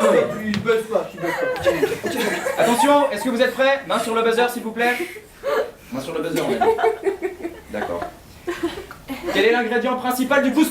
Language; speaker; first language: French; native; French